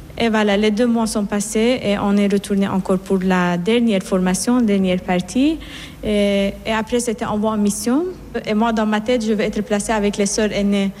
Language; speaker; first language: French; non-native, fluent; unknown